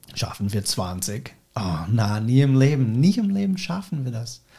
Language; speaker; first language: German; non-native, fluent; English